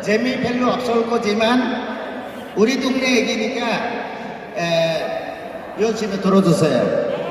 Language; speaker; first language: Korean; non-native, fluent; Bangla